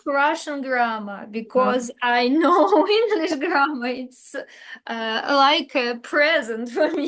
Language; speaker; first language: English; non-native, learner; Russian